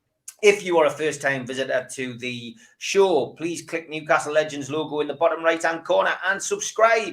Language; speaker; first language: English; native; English